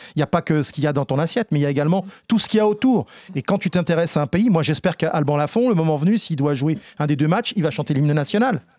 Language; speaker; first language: French; native; French